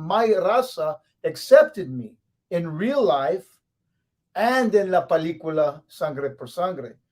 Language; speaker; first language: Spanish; non-native, learner; English